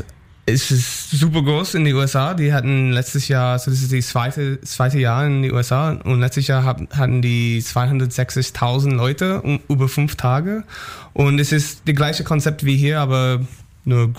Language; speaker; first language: German; non-native, learner; English